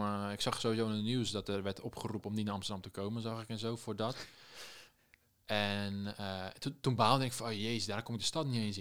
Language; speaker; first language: Dutch; native; Dutch